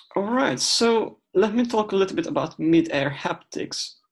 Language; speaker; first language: English; non-native, fluent; Hungarian